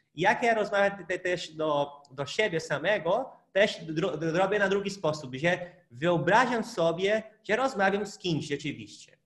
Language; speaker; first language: Polish; non-native, fluent; Portuguese